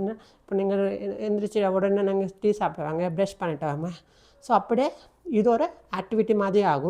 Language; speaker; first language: Tamil; non-native, local second language; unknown